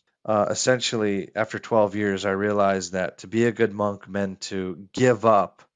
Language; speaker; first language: English; native; English